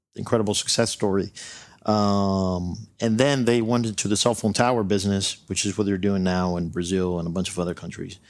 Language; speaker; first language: English; non-native, local second language; Spanish